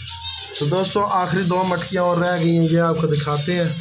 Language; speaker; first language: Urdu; non-native, local second language; Punjabi